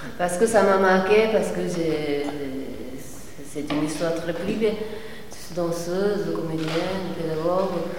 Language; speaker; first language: French; non-native, fluent; Japanese